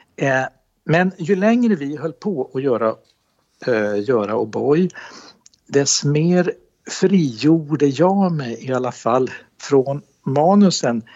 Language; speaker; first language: Swedish; native; Swedish